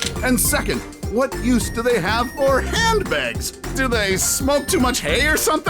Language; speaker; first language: English; native; English